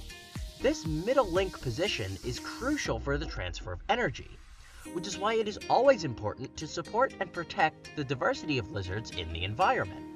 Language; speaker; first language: English; native; English